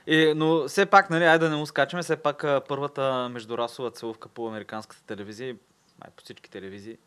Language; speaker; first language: Bulgarian; native; Bulgarian